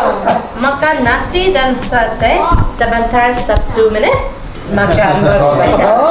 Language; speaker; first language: Indonesian; non-native, learner; English